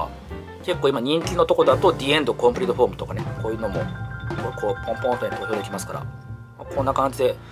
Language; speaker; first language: Japanese; native; Japanese